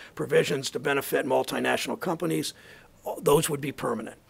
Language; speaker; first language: English; native; English